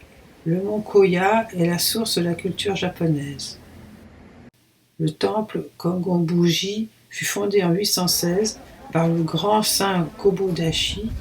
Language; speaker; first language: French; native; French